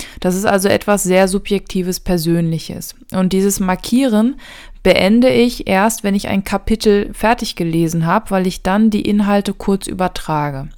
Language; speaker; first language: German; native; German